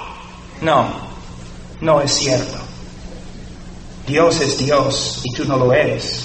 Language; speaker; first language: Spanish; non-native, fluent; English